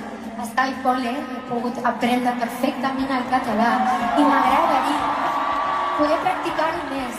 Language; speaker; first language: Catalan; non-native, local second language; Spanish